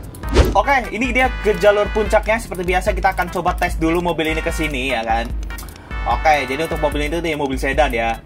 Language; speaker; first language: Indonesian; native; Indonesian